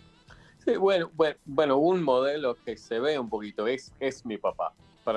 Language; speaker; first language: Spanish; non-native, fluent; English